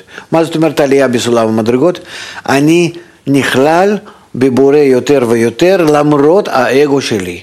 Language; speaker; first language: Hebrew; non-native, fluent; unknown